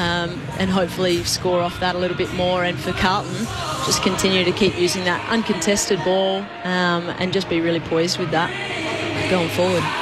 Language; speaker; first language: English; native; English